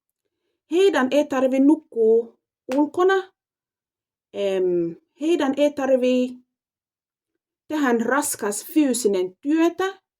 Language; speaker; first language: Finnish; non-native, fluent; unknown